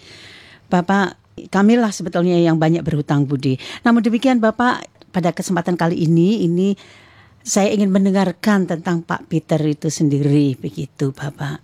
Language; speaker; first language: Indonesian; native; Indonesian